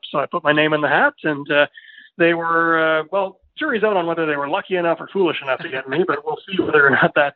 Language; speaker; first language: English; native; English